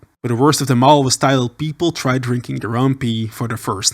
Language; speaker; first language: English; native; English